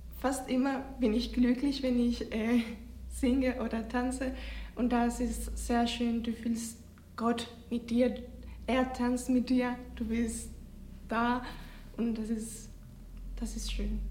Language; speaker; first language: German; non-native, learner; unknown